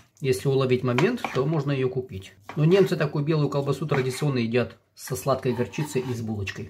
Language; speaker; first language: Russian; native; Russian